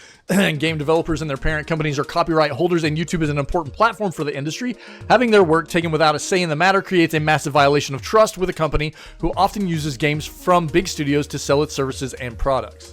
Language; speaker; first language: English; native; English